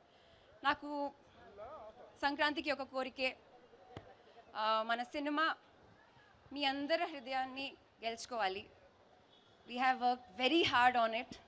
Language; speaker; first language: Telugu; non-native, learner; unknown